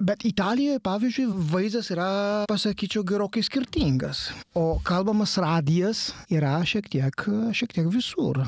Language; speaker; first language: Lithuanian; non-native, fluent; Italian